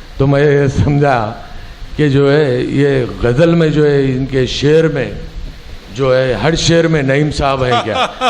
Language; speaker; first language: Urdu; native; Urdu